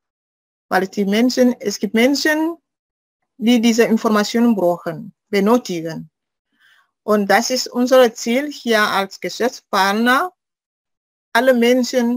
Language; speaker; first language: German; non-native, fluent; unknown